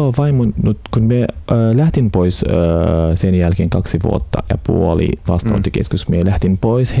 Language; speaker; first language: Finnish; non-native, learner; Arabic